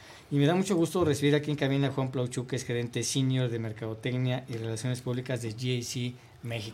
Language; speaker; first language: Spanish; native; Spanish